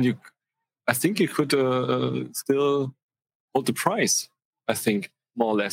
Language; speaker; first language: English; non-native, fluent; German